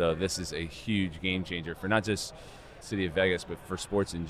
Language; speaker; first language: English; native; English